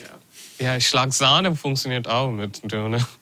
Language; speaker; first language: German; non-native, learner; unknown